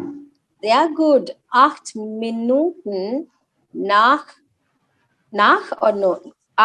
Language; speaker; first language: German; non-native, learner; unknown